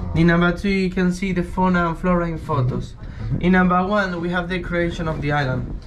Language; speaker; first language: English; non-native, fluent; Spanish